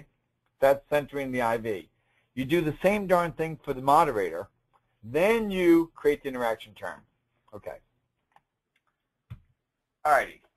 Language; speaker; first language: English; native; English